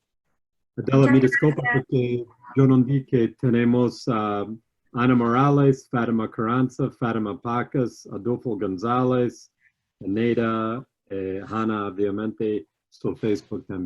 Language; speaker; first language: Spanish; non-native, learner; English